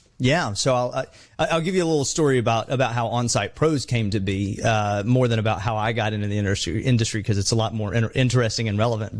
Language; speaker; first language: English; native; English